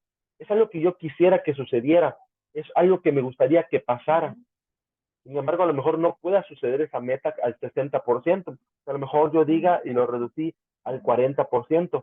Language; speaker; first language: Spanish; native; Spanish